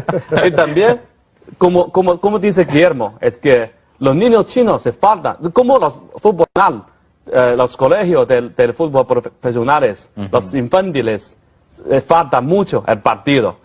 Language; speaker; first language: Spanish; non-native, fluent; Chinese